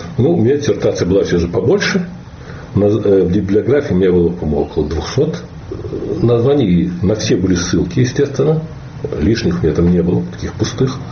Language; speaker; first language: Russian; native; Russian